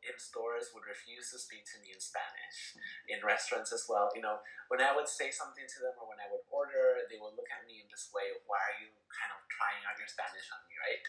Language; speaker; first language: English; early bilingual, other home language; Spanish